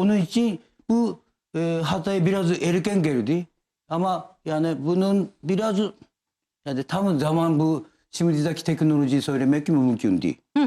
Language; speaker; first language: Turkish; non-native, learner; Japanese